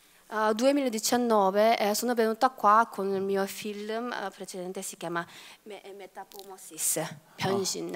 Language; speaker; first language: Italian; non-native, fluent; Korean